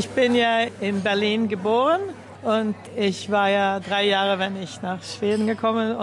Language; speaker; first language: German; early bilingual, heritage; German